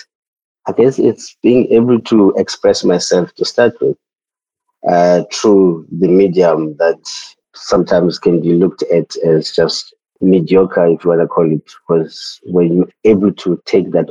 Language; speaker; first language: English; non-native, local second language; Xhosa